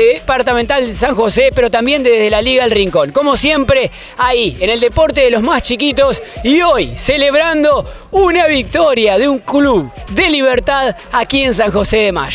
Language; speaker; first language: Spanish; native; Spanish